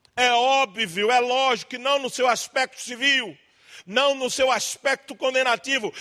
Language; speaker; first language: Portuguese; native; Portuguese